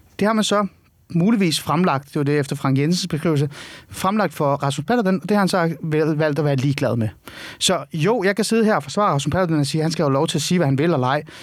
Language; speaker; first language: Danish; early bilingual, other home language; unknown